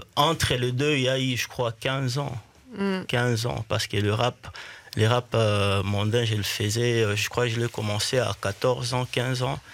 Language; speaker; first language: French; non-native, local second language; Swahili